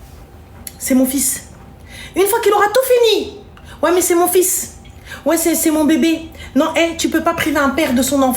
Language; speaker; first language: French; native; French